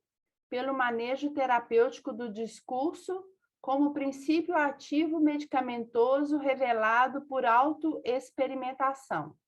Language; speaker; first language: Portuguese; native; Portuguese